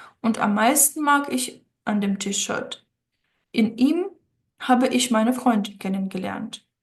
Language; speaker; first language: German; non-native, fluent; Ukrainian